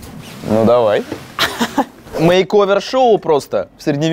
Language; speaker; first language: Russian; native; Russian